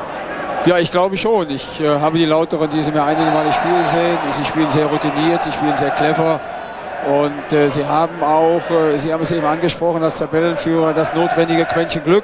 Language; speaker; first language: German; native; German